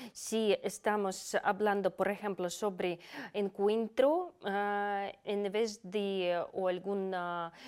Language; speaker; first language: Spanish; non-native, fluent; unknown